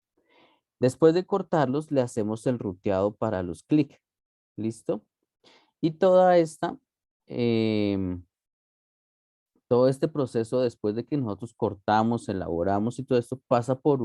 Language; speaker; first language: Spanish; native; Spanish